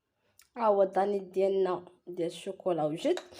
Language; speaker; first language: Arabic; native; Arabic